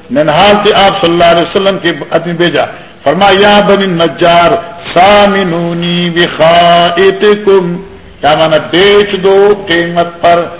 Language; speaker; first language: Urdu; non-native, local second language; Northern Hindko